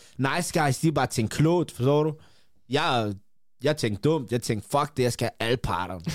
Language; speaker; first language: Danish; early bilingual, other home language; Kurdish